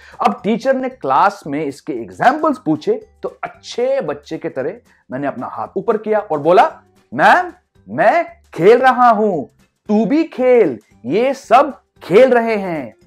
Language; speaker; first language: Hindi; non-native, local second language; English